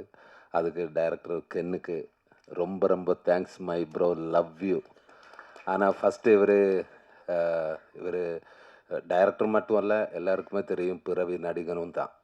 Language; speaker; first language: Tamil; non-native, learner; Malayalam